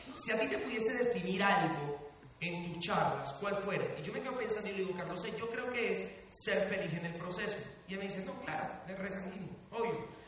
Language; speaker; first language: Spanish; native; Spanish